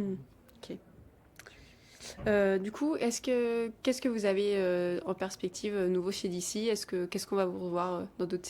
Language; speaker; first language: French; native; French